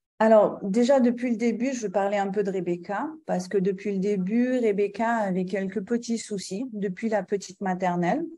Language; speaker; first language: French; non-native, local second language; Arabic